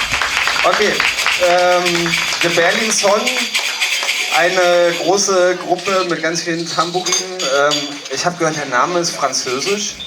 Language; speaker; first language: German; native; German